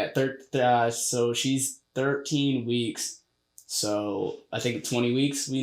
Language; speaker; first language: English; native; English